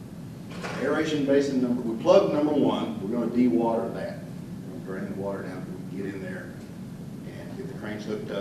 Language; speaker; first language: English; native; English